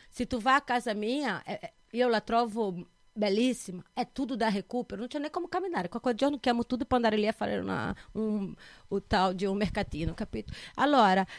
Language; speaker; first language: Italian; non-native, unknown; Portuguese